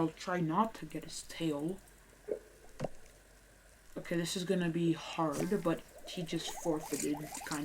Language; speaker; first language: English; native; English